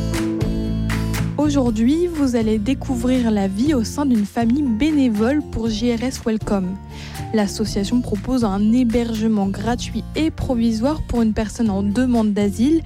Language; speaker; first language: French; native; French